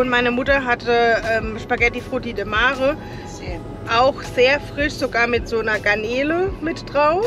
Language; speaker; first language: German; native; German